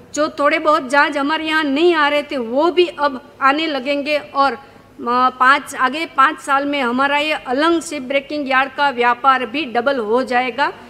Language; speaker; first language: Hindi; non-native, local second language; Gujarati